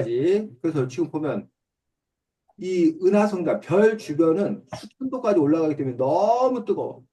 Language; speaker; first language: Korean; native; Korean